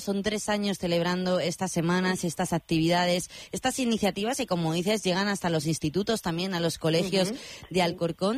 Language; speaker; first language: Spanish; native; Spanish